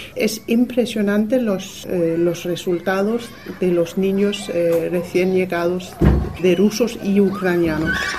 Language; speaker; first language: Spanish; non-native, fluent; Danish